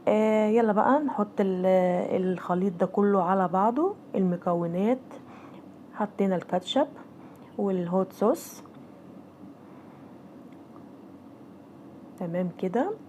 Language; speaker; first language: Arabic; native; Arabic